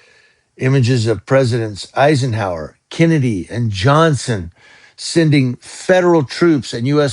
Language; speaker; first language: English; native; English